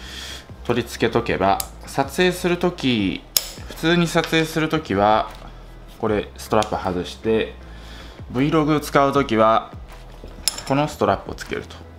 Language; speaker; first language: Japanese; native; Japanese